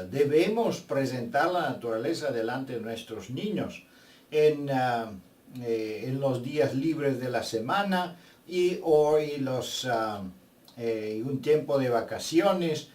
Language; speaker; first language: Spanish; non-native, fluent; Bulgarian